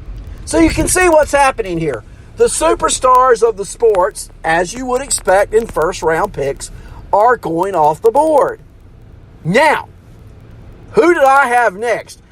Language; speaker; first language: English; native; English